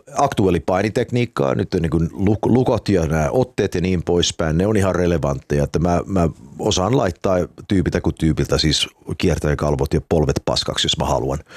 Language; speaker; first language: Finnish; early bilingual, heritage; Finnish